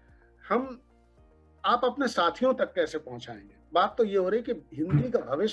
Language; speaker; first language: Hindi; native; Hindi